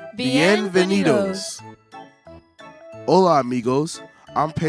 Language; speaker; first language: Spanish; non-native, learner; English